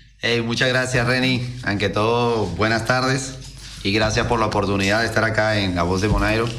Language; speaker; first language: Spanish; native; Spanish